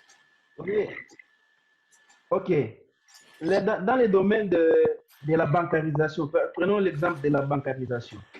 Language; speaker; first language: French; non-native, local second language; Swahili